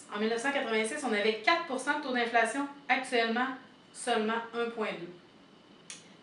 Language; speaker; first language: French; native; French